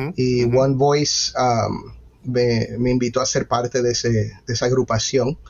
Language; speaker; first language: Spanish; early bilingual, heritage; Spanish